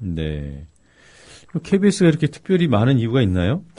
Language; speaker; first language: Korean; native; Korean